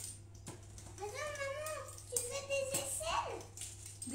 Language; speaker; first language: French; native; French